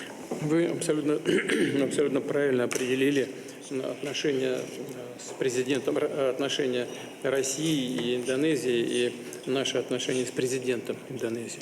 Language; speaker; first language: Russian; native; Russian